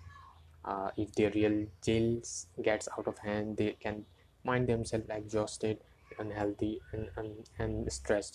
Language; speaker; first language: English; non-native, local second language; Hindi